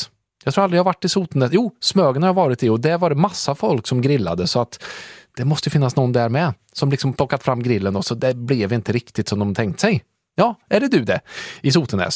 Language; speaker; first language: Swedish; native; Swedish